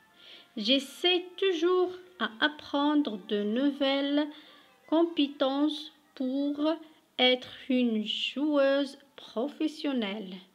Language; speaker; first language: French; non-native, local second language; Arabic